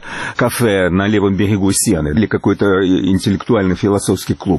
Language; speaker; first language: Russian; native; Russian